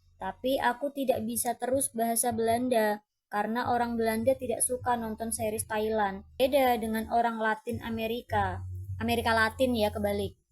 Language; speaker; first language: Indonesian; non-native, fluent; Thai